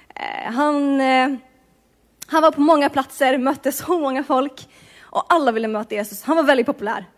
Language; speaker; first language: Swedish; native; Swedish